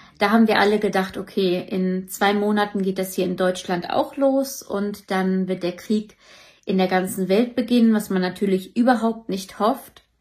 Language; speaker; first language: German; native; German